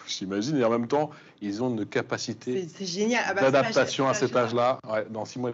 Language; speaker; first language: French; native; French